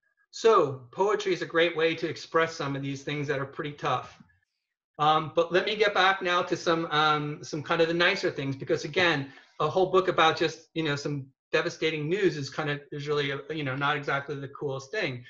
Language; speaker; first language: English; native; English